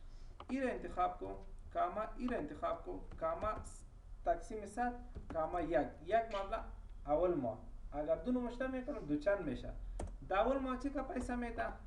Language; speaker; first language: Persian; non-native, local second language; Pashto